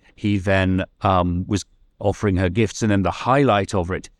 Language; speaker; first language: English; native; English